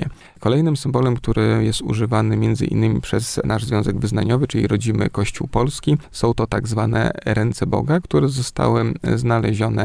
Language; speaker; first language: Polish; native; Polish